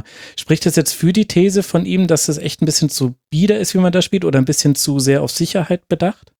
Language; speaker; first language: German; native; German